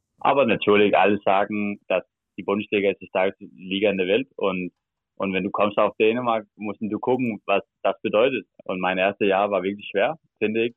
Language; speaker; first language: German; non-native, learner; Danish